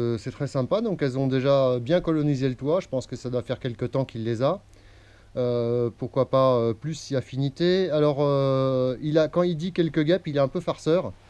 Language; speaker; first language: French; native; French